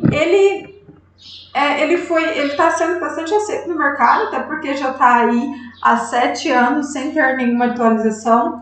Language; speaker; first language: Portuguese; native; Portuguese